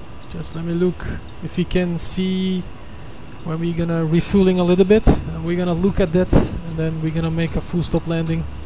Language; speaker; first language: English; non-native, fluent; Turkish